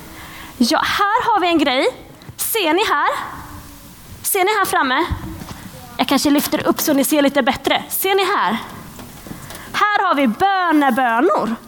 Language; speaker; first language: Swedish; native; Swedish